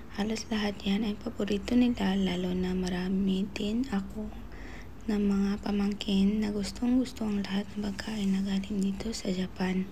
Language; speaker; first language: Filipino; native; Filipino